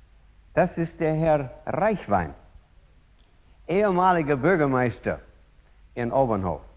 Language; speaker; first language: German; non-native, fluent; English